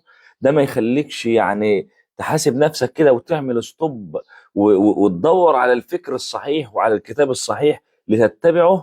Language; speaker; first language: Arabic; native; Arabic